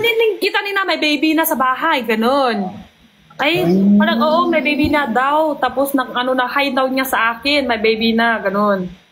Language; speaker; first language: Filipino; non-native, learner; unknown